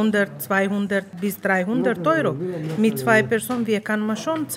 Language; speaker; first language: German; non-native, learner; Bulgarian